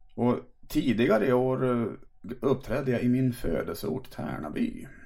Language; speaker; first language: Swedish; native; Swedish